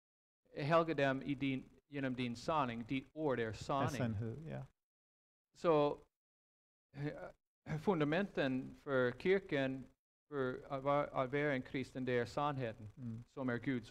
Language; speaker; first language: Swedish; non-native, fluent; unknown